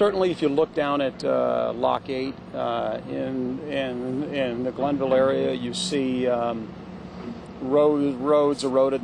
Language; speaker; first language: English; native; English